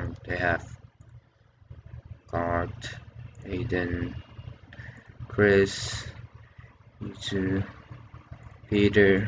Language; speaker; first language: English; non-native, fluent; Chinese